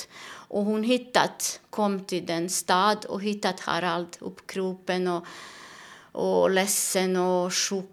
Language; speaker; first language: Swedish; non-native, learner; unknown